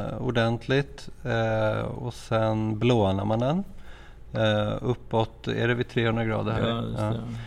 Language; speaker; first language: Swedish; native; Swedish